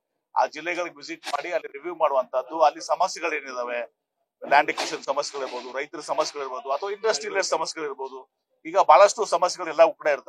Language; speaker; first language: Kannada; native; Kannada